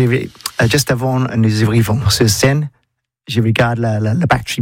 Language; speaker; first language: French; non-native, learner; English